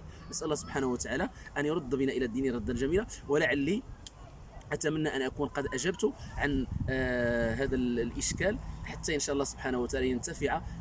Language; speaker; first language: Arabic; native; Arabic